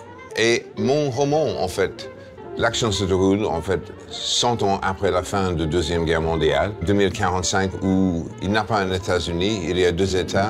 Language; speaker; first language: French; non-native, fluent; English